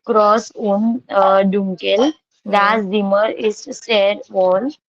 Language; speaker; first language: German; non-native, learner; Hindi